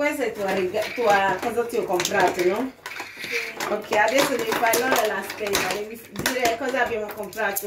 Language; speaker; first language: Italian; non-native, learner; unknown